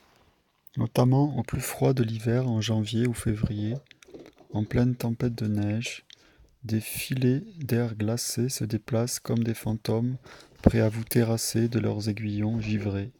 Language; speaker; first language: French; native; French